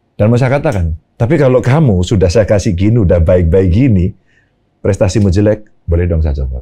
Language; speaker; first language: Indonesian; non-native, local second language; Javanese